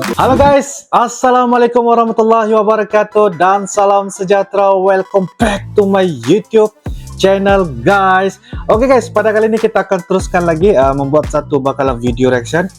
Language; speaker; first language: Malay; native; Malay